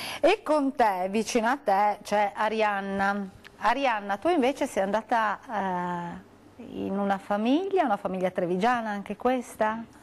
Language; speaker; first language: Italian; native; Italian